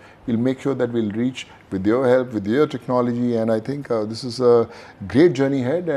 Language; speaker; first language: English; non-native, local second language; Punjabi